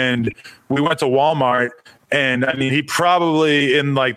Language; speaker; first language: English; native; English